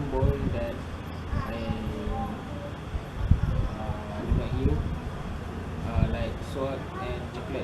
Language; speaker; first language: English; non-native, learner; Malay